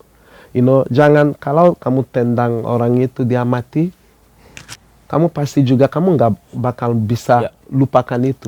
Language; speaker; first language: Indonesian; non-native, fluent; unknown